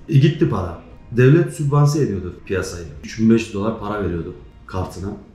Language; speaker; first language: Turkish; native; Turkish